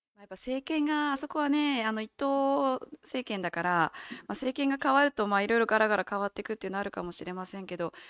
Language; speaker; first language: Japanese; native; Japanese